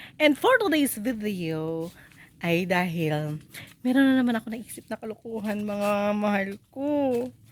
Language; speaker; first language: Filipino; native; Filipino